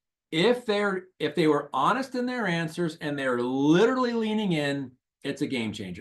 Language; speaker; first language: English; native; English